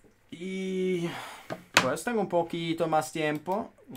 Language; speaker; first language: Spanish; native; Spanish